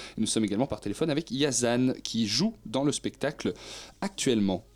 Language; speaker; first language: French; native; French